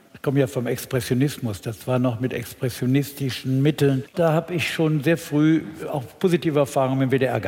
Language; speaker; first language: German; native; German